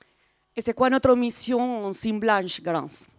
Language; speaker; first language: French; non-native, fluent; Spanish